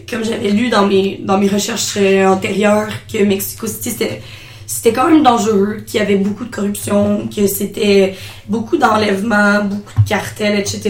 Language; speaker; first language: French; native; French